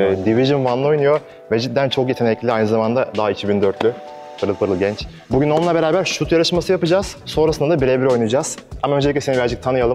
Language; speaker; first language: Turkish; native; Turkish